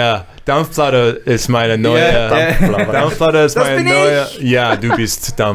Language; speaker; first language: German; non-native, learner; English